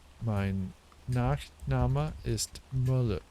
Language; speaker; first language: German; non-native, learner; English